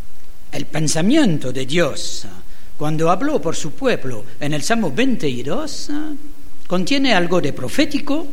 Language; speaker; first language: Spanish; non-native, learner; German